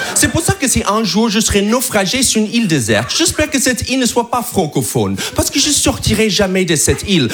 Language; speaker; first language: French; non-native, fluent; English